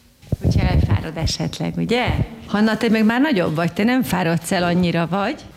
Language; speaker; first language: Hungarian; native; Hungarian